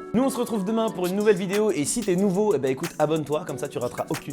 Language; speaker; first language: French; native; French